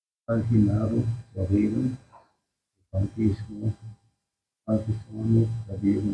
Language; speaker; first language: Arabic; non-native, learner; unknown